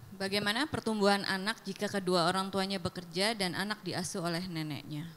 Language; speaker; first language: Indonesian; native; Indonesian